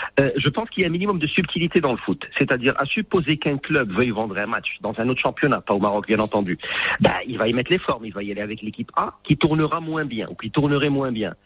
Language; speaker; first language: French; non-native, local second language; Arabic